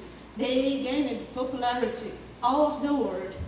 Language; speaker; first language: English; non-native, learner; Portuguese